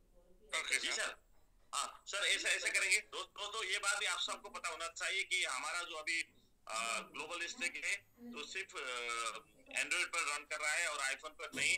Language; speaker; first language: Hindi; native; Hindi